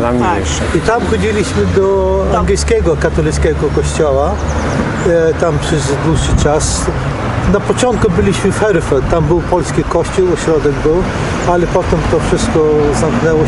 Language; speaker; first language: Polish; early bilingual, heritage; Polish